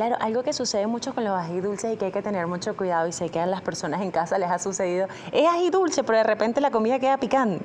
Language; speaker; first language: Spanish; native; Spanish